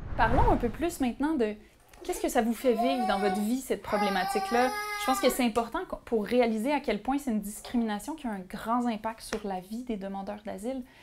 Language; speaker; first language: French; native; French